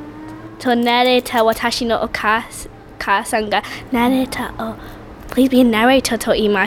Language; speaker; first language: Japanese; non-native, learner; English